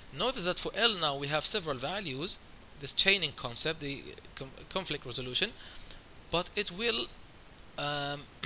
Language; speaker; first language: English; non-native, fluent; Arabic